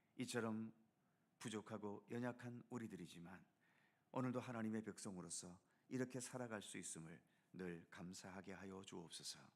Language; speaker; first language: Korean; native; Korean